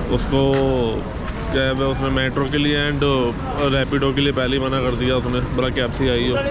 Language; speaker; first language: Hindi; native; Hindi